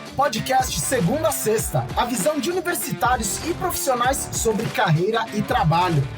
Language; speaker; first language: Portuguese; native; Portuguese